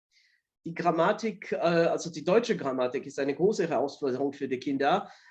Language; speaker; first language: German; non-native, fluent; Polish